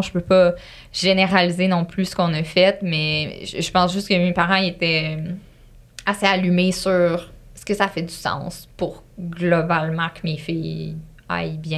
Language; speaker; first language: French; native; French